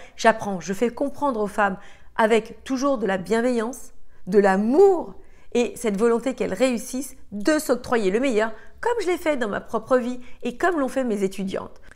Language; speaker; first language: French; native; French